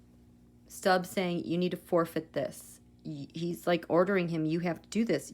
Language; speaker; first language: English; native; English